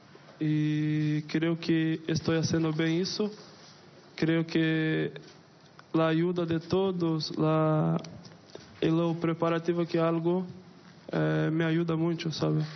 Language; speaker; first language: Spanish; non-native, fluent; Portuguese